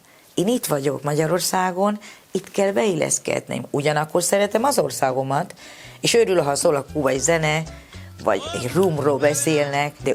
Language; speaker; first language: Hungarian; non-native, fluent; Spanish